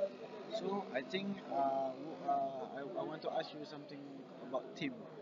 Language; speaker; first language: English; non-native, learner; Malay